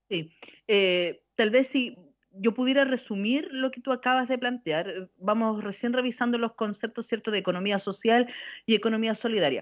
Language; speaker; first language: Spanish; native; Spanish